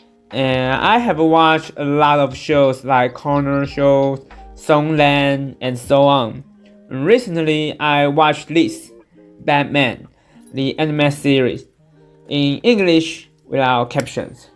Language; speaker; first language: English; non-native, fluent; Chinese